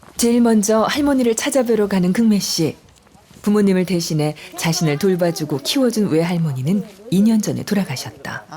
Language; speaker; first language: Korean; native; Korean